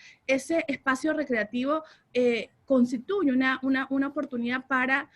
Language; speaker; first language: Spanish; native; Spanish